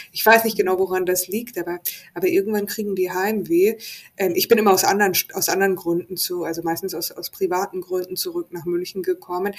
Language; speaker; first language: German; native; German